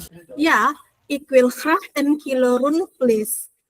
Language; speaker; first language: Dutch; non-native, learner; Indonesian